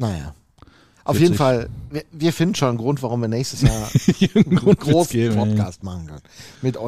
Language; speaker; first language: German; native; German